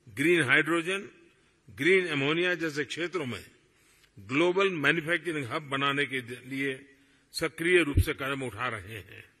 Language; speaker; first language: Hindi; non-native, local second language; Gujarati